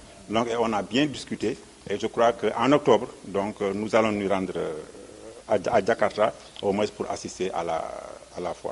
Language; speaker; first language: French; non-native, local second language; Wolof